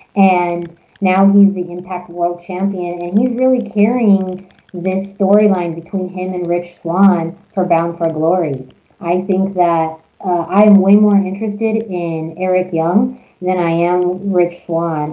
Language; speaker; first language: English; early bilingual, other home language; Spanish